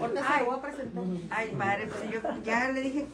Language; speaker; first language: Spanish; native; Spanish